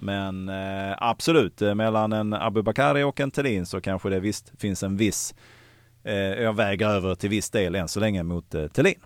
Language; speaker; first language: Swedish; native; Swedish